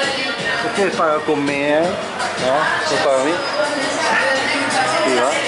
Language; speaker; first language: Spanish; non-native, learner; German